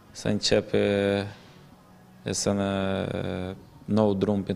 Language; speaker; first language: Romanian; non-native, learner; Portuguese